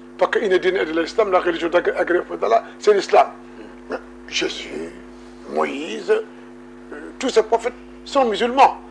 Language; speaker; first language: French; non-native, local second language; Wolof